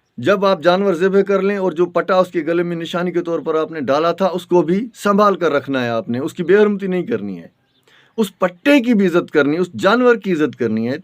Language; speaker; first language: Urdu; non-native, local second language; Sindhi